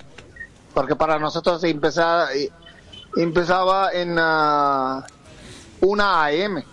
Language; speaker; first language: Spanish; non-native, fluent; Bangla